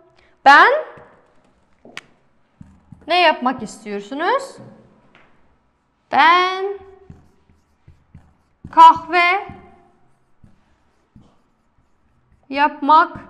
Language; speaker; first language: Turkish; non-native, fluent; Kazakh